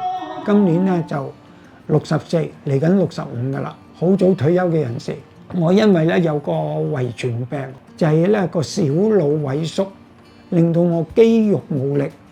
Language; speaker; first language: Cantonese; native; Cantonese